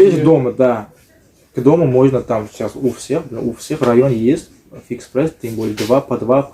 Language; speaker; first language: Russian; non-native, learner; Uzbek